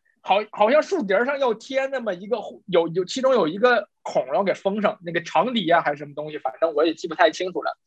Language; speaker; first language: Chinese; native; Chinese